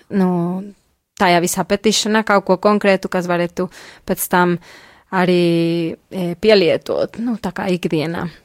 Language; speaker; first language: Latvian; non-native, fluent; Spanish